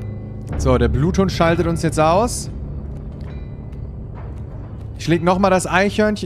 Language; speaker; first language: German; native; German